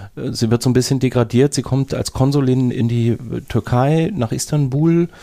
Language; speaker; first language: German; native; German